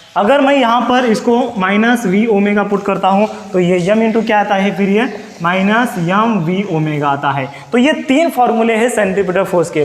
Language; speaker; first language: Hindi; non-native, local second language; Marathi